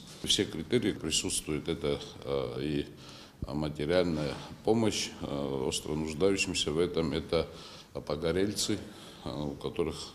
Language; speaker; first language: Russian; non-native, local second language; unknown